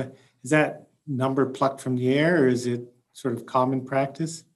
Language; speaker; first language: English; native; English